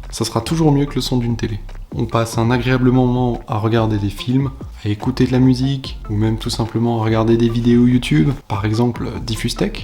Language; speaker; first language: French; native; French